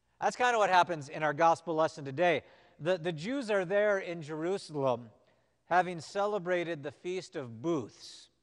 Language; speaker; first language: English; native; English